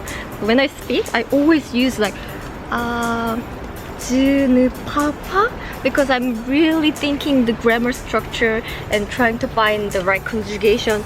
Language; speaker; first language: English; non-native, fluent; Korean